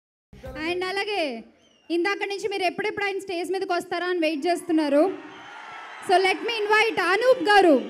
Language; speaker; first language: Telugu; native; Telugu